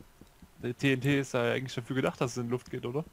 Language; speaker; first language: German; native; German